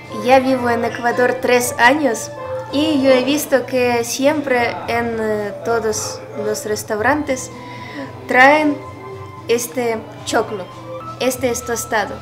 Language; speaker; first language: Spanish; non-native, fluent; Ukrainian